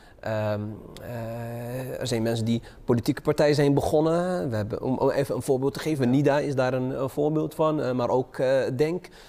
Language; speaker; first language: Dutch; early bilingual, other home language; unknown